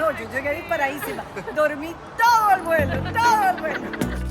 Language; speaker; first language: Spanish; native; Spanish